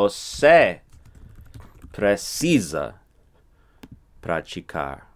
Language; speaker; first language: Portuguese; non-native, fluent; English